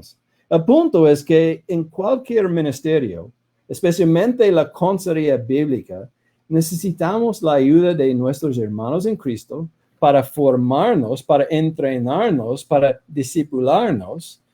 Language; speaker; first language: Spanish; non-native, fluent; English